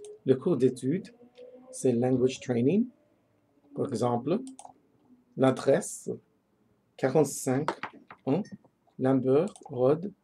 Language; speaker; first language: French; non-native, fluent; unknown